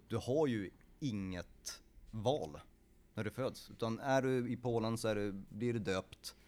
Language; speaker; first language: Swedish; early bilingual, other home language; Polish